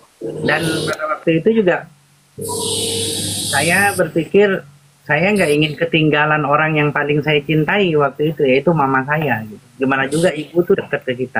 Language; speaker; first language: Indonesian; native; Indonesian